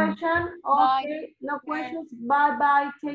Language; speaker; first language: English; non-native, learner; Spanish